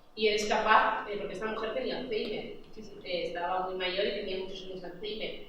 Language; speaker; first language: Spanish; non-native, local second language; Catalan